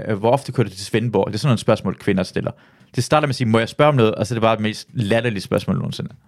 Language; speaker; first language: Danish; early bilingual, other home language; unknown